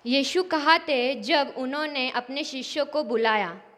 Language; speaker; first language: Hindi; non-native, local second language; Marathi